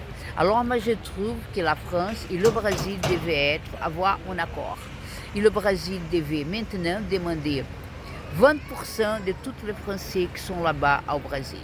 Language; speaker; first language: French; non-native, fluent; Portuguese